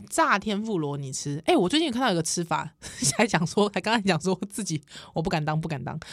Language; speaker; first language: Chinese; native; Chinese